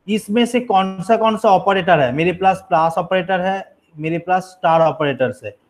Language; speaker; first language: Hindi; non-native, local second language; Bangla